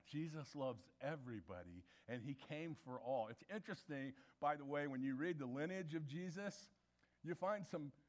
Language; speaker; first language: English; native; English